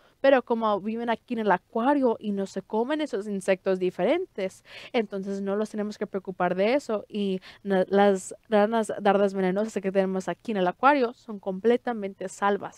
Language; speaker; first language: Spanish; early bilingual, heritage; Spanish